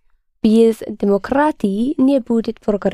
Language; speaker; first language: Russian; non-native, learner; English